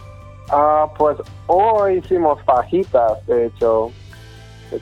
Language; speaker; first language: Spanish; non-native, fluent; English